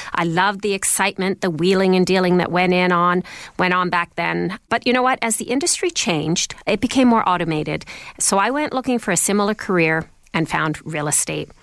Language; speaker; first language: English; non-native, fluent; Icelandic